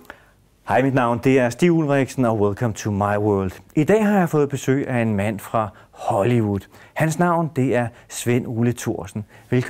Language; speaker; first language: Danish; native; Danish